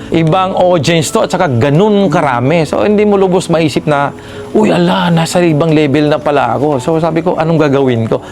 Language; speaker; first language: Filipino; non-native, local second language; Maguindanaon